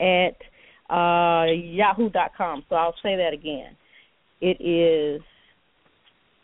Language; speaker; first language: English; native; English